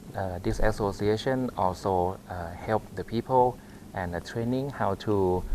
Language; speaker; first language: English; non-native, fluent; Thai